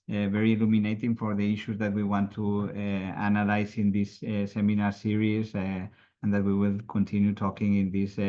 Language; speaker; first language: English; non-native, fluent; Catalan